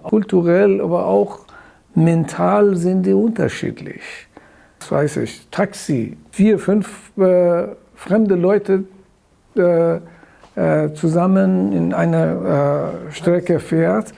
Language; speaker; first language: German; non-native, fluent; Persian